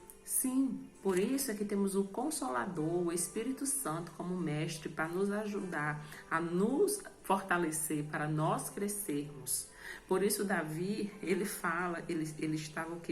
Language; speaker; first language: Portuguese; native; Portuguese